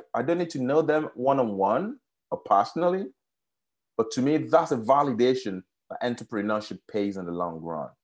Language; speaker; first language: English; non-native, local second language; Yoruba